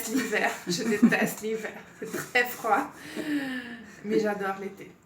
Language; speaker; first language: French; non-native, fluent; Spanish